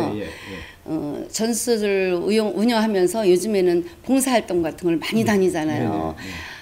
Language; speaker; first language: Korean; native; Korean